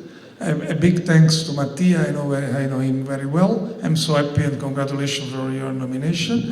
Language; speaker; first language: English; non-native, learner; Italian